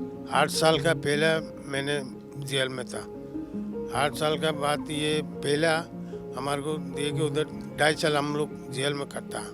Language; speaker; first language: Hindi; non-native, local second language; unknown